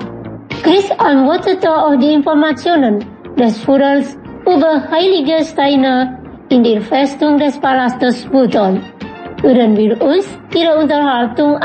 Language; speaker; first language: German; non-native, fluent; Indonesian